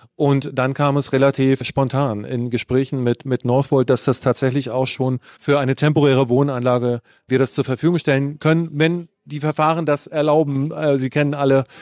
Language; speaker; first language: German; native; German